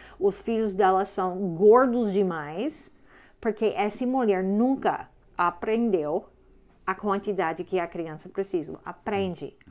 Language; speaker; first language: Portuguese; non-native, learner; English